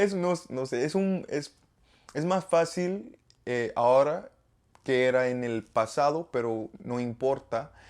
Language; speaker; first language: Spanish; non-native, learner; English